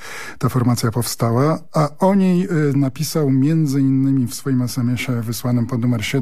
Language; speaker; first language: Polish; native; Polish